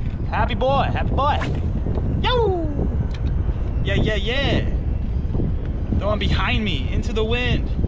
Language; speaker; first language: English; native; English